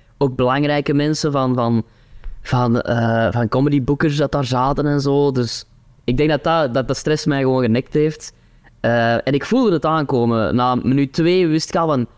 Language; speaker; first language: Dutch; native; Dutch